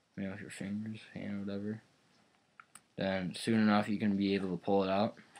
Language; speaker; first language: English; native; English